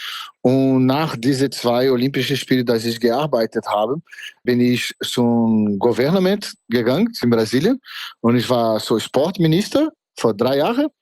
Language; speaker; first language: German; non-native, fluent; Portuguese